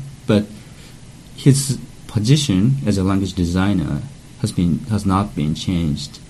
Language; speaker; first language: English; non-native, learner; Japanese